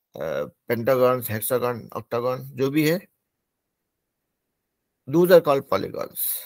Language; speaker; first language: Hindi; native; Hindi